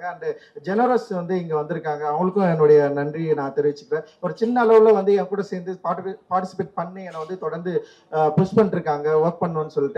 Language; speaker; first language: Tamil; native; Tamil